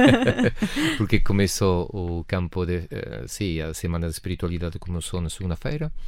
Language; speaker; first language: Portuguese; non-native, fluent; Italian